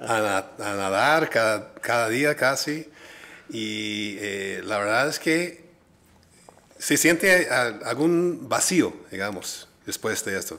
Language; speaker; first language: Spanish; non-native, fluent; English